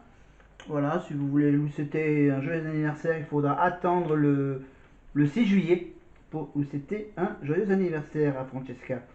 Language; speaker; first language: French; native; French